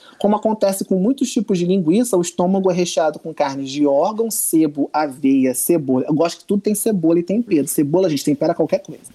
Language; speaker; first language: Portuguese; native; Portuguese